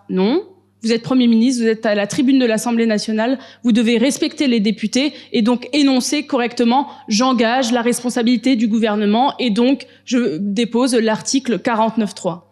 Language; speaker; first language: French; native; French